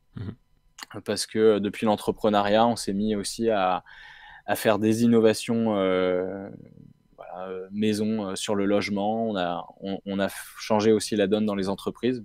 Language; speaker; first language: French; native; French